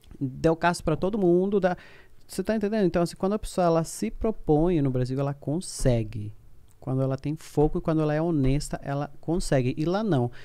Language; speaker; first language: Portuguese; non-native, fluent; Spanish